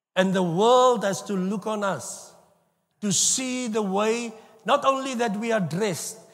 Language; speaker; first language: English; non-native, local second language; Afrikaans